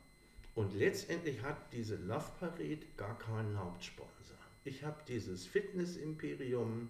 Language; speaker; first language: German; native; German